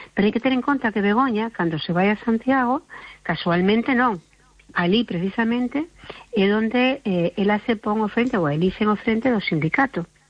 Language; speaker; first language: Galician; non-native, local second language; Spanish